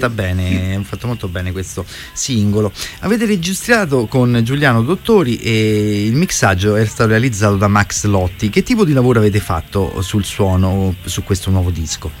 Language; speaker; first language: Italian; native; Italian